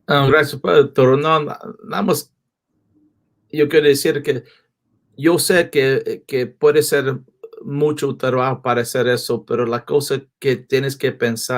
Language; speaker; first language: Spanish; non-native, learner; English